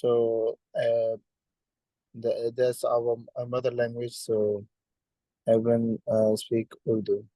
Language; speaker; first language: English; non-native, learner; Urdu